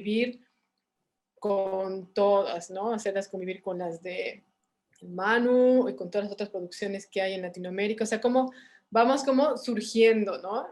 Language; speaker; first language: Spanish; native; Spanish